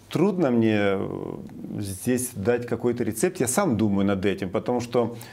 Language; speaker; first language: Russian; non-native, local second language; Romanian